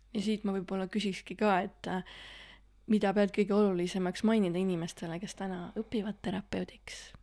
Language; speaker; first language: Estonian; native; Estonian